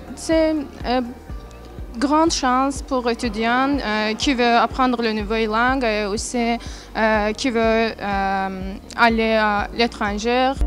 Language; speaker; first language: French; non-native, learner; Azerbaijani